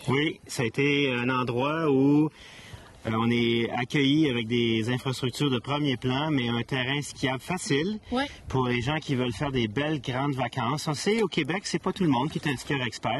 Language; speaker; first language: French; native; French